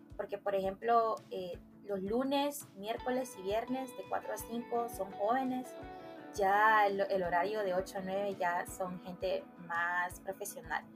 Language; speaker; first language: Spanish; native; Spanish